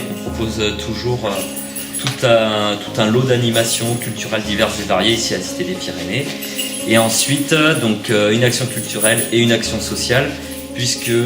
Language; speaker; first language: French; native; French